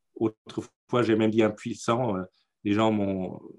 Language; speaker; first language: French; non-native, fluent; German